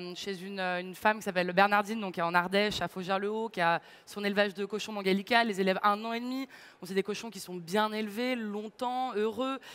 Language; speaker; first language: French; native; French